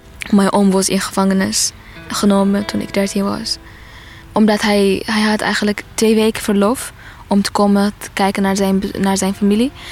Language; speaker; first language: Dutch; non-native, fluent; Tigrinya